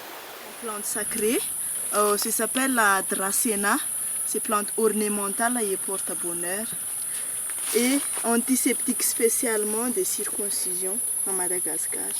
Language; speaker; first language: French; non-native, local second language; Malagasy